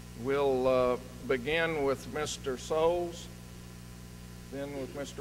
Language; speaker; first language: English; native; English